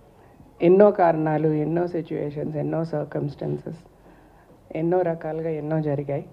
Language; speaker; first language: Telugu; native; Telugu